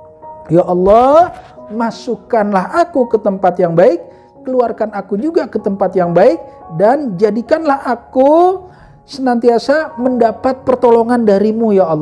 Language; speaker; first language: Indonesian; native; Indonesian